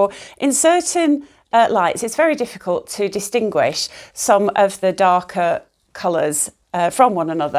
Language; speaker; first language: English; native; English